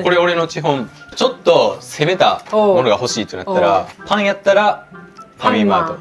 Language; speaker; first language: Japanese; native; Japanese